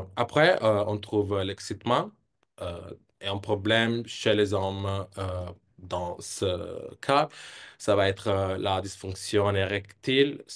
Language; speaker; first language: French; non-native, fluent; Italian